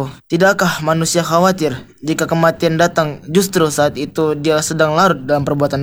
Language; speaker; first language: Indonesian; native; Indonesian